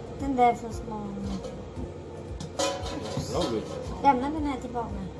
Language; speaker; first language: Swedish; non-native, learner; Thai